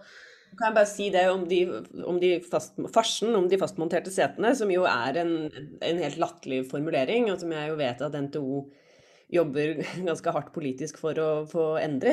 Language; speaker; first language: Norwegian; native; Norwegian